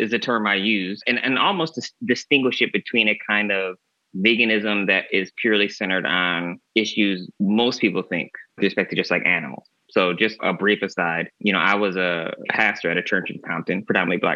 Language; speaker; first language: English; native; English